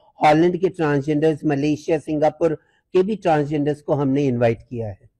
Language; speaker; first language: Hindi; native; Hindi